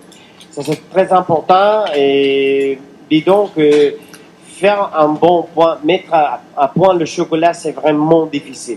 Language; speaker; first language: French; non-native, fluent; Italian